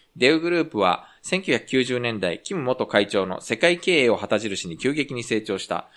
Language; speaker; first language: Japanese; native; Japanese